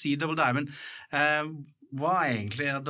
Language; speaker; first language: Norwegian; non-native, fluent; English